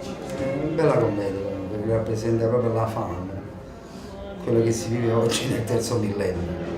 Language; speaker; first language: Italian; native; Italian